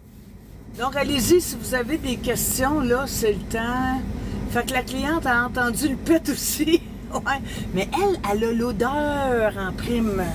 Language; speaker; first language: French; native; French